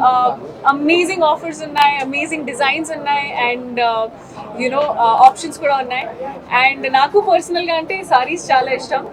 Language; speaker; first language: Telugu; non-native, local second language; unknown